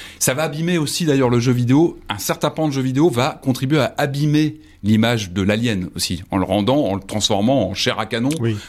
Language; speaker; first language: French; native; French